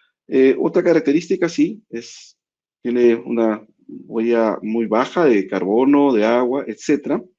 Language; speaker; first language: Spanish; native; Spanish